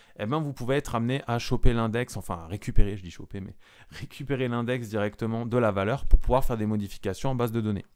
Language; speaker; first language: French; native; French